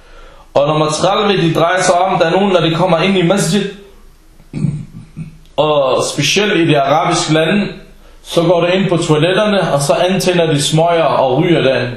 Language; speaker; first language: Danish; early bilingual, other home language; Arabic